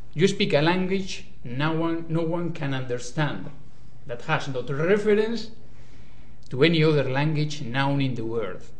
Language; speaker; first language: English; non-native, learner; Basque